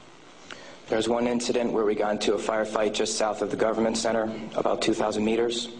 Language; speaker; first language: English; native; English